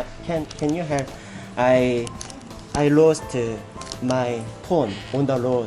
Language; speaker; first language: English; non-native, learner; Korean